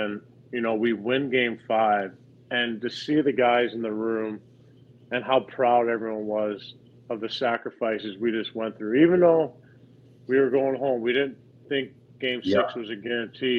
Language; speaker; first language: English; native; English